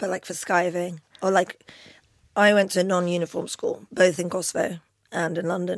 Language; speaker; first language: English; non-native, local second language; Albanian